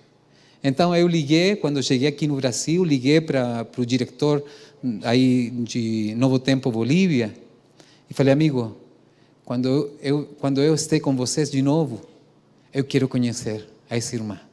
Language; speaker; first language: Portuguese; non-native, fluent; Spanish